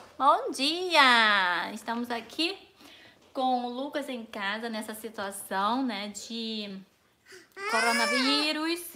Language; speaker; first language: Portuguese; non-native, fluent; Chinese